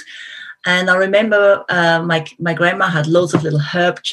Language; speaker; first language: English; non-native, fluent; German